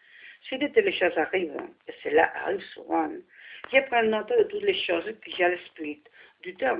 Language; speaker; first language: French; non-native, learner; Spanish